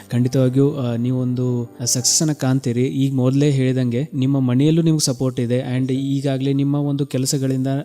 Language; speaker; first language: Kannada; native; Kannada